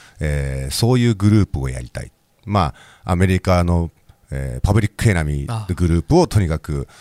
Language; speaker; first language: Japanese; native; Japanese